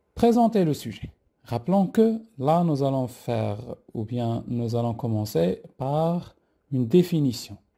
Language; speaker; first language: French; non-native, local second language; Arabic